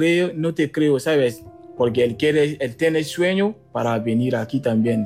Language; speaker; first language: Spanish; non-native, fluent; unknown